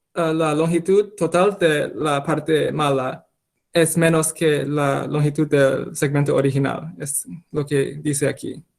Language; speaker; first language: Spanish; non-native, fluent; English